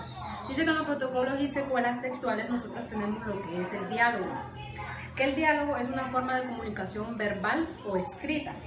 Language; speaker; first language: Spanish; native; Spanish